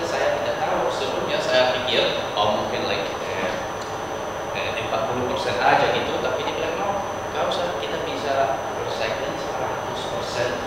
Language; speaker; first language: Indonesian; non-native, learner; English